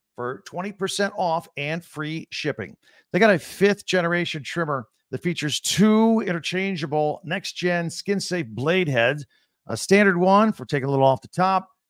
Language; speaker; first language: English; native; English